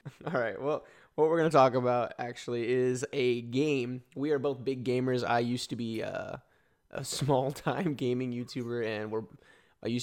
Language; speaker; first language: English; native; English